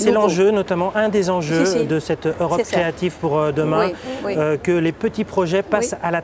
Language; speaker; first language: French; native; French